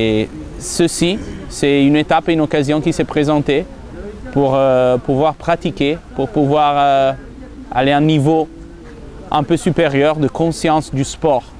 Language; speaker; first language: French; non-native, fluent; Italian